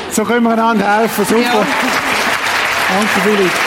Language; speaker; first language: German; native; German